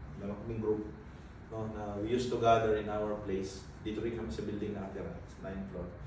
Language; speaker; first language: Filipino; native; Filipino